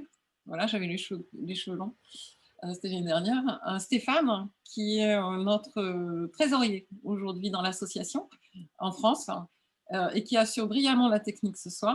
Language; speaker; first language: French; native; French